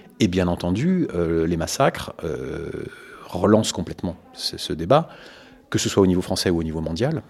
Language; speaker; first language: French; native; French